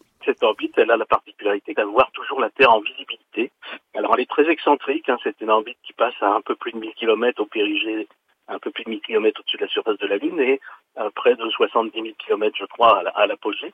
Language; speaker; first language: French; native; French